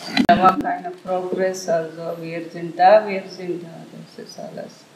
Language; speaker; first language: German; non-native, learner; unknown